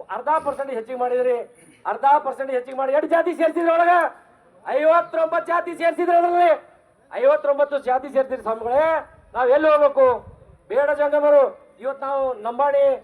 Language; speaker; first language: Kannada; non-native, local second language; Lambadi